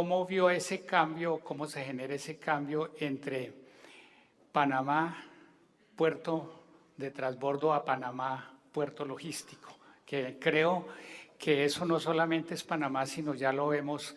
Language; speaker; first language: Spanish; native; Spanish